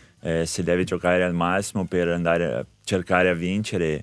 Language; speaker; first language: Italian; non-native, fluent; Portuguese